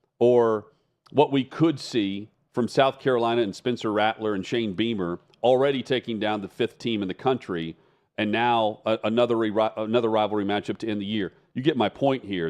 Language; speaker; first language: English; native; English